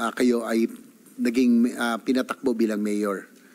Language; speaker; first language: Filipino; native; Filipino